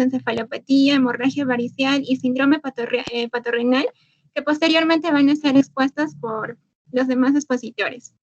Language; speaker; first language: Spanish; native; Spanish